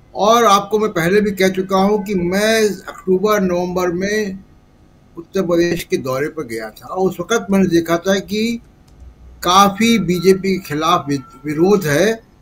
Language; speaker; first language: Hindi; native; Hindi